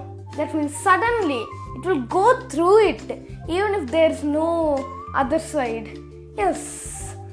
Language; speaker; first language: English; early bilingual, other home language; Telugu